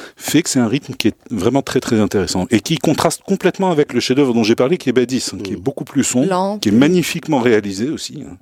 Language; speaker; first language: French; non-native, local second language; Tachelhit